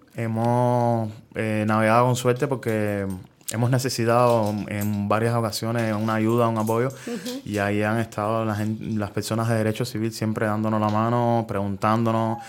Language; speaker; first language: Spanish; native; Spanish